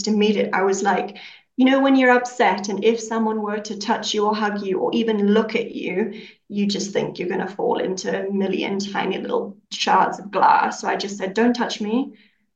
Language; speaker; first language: English; native; English